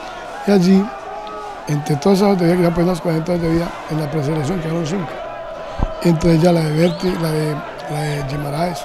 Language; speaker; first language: Spanish; native; Spanish